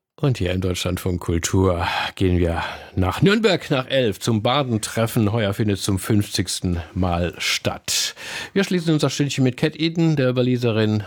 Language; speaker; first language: German; native; German